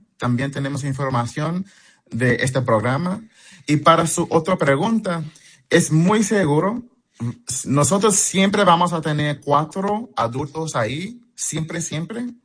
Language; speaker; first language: Spanish; early bilingual, heritage; English